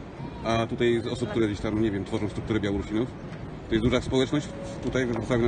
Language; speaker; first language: Polish; native; Polish